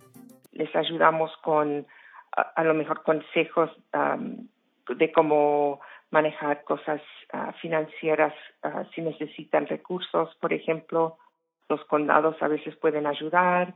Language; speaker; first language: Spanish; early bilingual, heritage; English